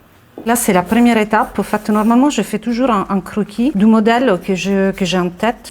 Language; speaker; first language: French; non-native, fluent; Italian